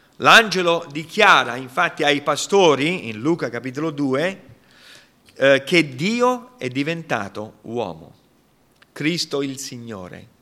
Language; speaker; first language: Italian; non-native, fluent; English